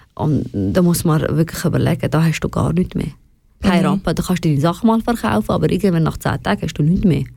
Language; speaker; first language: German; early bilingual, other home language; Persian